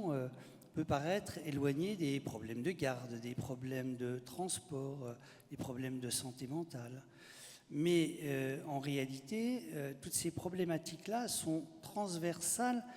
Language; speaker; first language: French; native; French